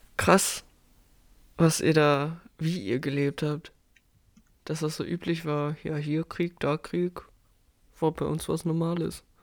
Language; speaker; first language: German; native; German